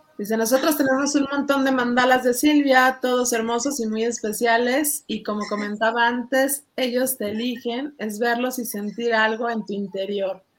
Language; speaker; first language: Spanish; native; Spanish